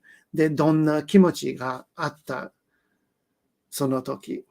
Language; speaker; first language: Japanese; non-native, learner; English